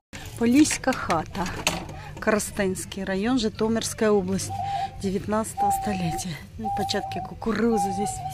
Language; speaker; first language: Russian; native; Russian